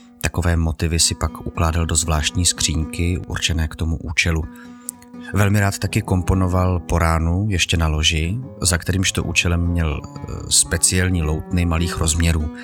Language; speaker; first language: Czech; native; Czech